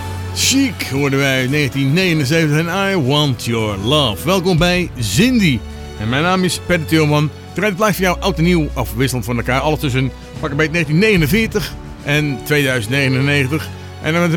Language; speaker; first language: Dutch; native; Dutch